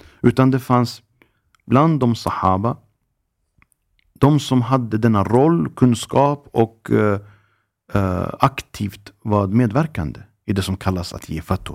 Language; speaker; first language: Swedish; early bilingual, other home language; Arabic